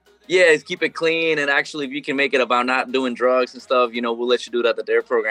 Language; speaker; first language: English; early bilingual, other home language; Spanish